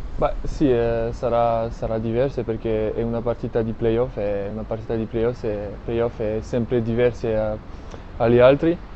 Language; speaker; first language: Italian; non-native, fluent; French